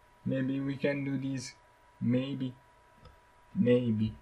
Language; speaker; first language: English; non-native, learner; Italian